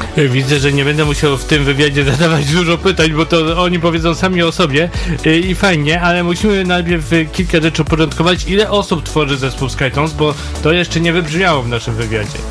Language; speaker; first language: Polish; native; Polish